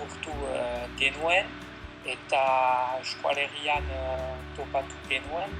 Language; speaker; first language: Basque; non-native, learner; French